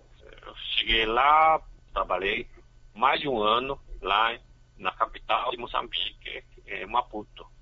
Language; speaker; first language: Portuguese; non-native, fluent; Chinese